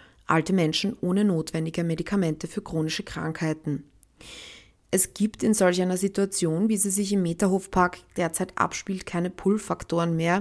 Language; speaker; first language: German; native; German